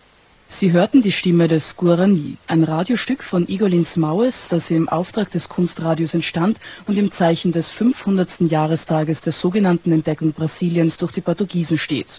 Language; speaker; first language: German; native; German